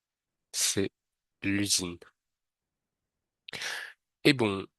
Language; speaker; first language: French; non-native, fluent; Arabic